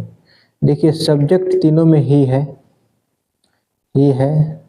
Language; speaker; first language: Hindi; native; Hindi